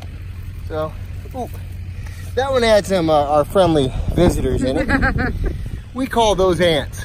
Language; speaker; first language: English; native; English